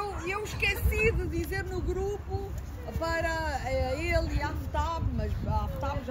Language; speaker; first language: Portuguese; non-native, learner; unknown